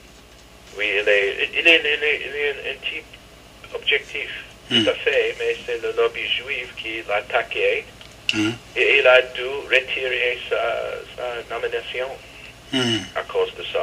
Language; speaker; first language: French; non-native, fluent; English